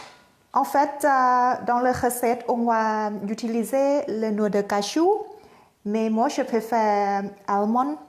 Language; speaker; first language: French; non-native, fluent; Thai